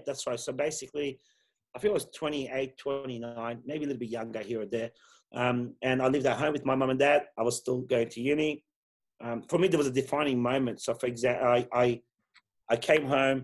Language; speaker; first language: English; early bilingual, other home language; Persian